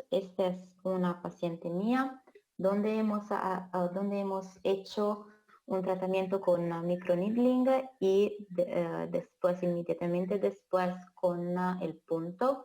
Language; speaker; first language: Spanish; non-native, fluent; Italian